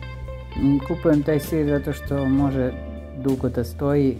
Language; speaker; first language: Serbian; native; Serbian